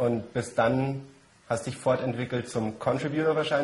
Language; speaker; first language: German; native; German